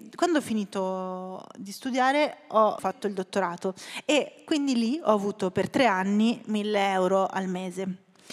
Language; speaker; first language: Italian; native; Italian